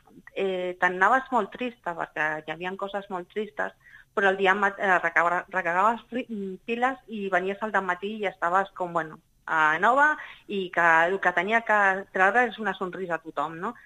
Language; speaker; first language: Catalan; non-native, local second language; Spanish